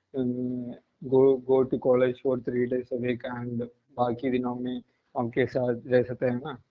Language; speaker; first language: English; non-native, local second language; Malayalam